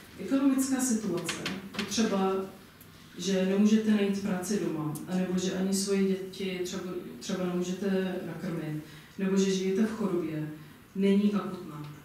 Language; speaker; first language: Czech; non-native, fluent; English